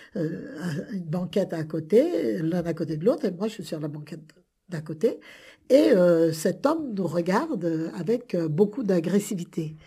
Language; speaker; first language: French; native; French